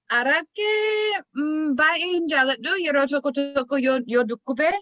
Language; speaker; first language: Oromo; non-native, learner; English